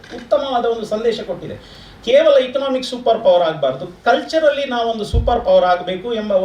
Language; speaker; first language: Kannada; non-native, local second language; Konkani